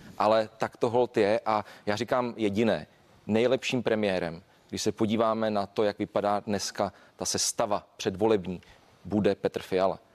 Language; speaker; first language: Czech; native; Czech